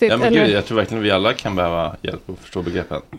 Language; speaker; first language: Swedish; native; Swedish